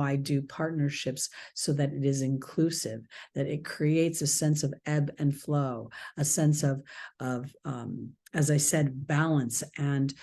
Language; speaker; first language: English; native; English